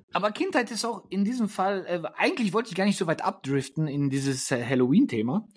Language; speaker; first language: German; early bilingual, other home language; Polish